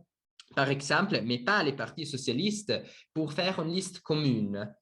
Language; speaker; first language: French; non-native, learner; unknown